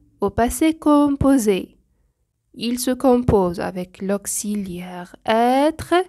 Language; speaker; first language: French; non-native, fluent; Arabic